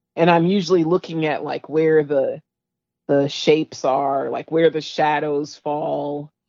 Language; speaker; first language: English; native; English